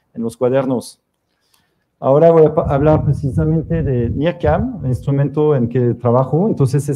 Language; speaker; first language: Spanish; non-native, fluent; French